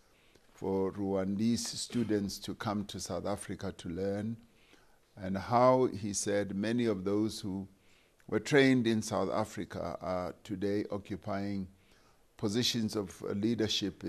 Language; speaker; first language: English; non-native, local second language; Venda